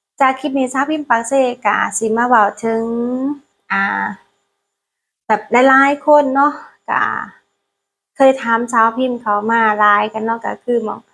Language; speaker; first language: Thai; non-native, learner; Lao